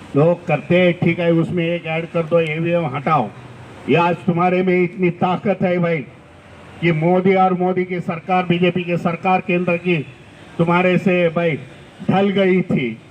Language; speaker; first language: Hindi; non-native, local second language; Marathi